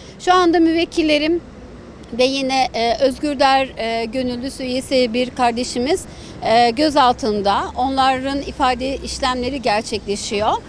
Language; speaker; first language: Turkish; native; Turkish